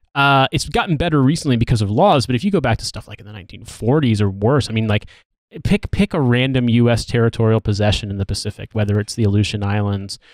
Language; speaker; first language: English; native; English